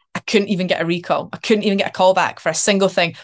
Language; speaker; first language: English; native; English